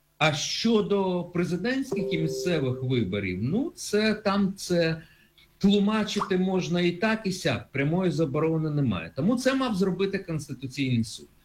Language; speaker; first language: Ukrainian; native; Ukrainian